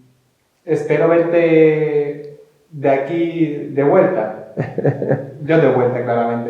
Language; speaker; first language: Spanish; non-native, fluent; Ukrainian